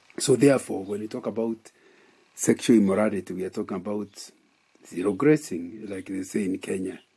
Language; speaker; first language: English; non-native, local second language; Kikuyu